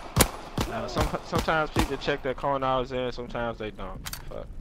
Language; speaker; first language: English; native; English